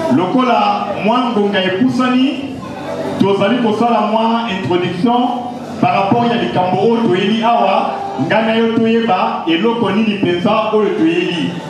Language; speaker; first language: Lingala; native; Lingala